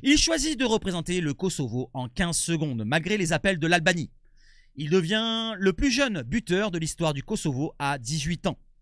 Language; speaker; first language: French; native; French